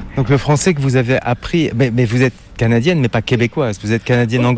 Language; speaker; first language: French; native; French